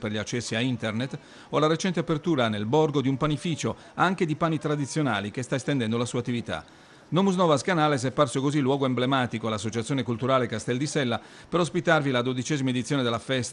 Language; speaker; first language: Italian; native; Italian